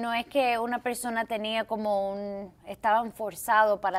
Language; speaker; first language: Spanish; early bilingual, heritage; Spanish